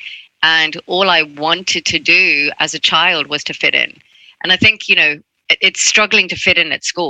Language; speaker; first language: English; non-native, local second language; Cantonese